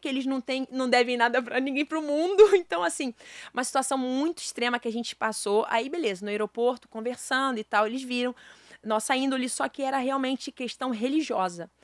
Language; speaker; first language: Portuguese; native; Portuguese